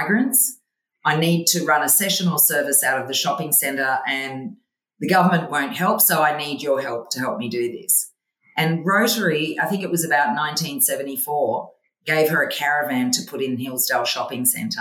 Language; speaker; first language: English; early bilingual, other home language; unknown